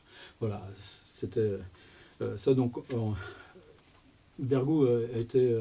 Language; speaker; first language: French; native; French